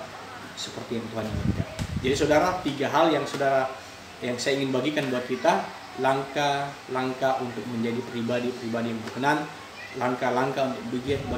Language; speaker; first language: Indonesian; native; Indonesian